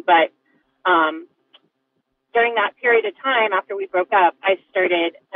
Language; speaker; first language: English; native; English